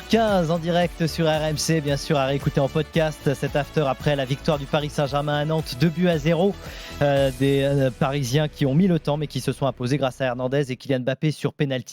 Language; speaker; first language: French; native; French